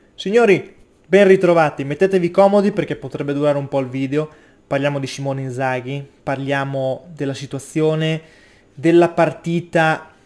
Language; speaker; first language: Italian; native; Italian